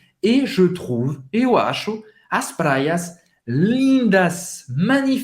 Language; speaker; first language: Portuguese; non-native, fluent; French